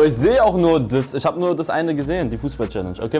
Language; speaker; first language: German; native; German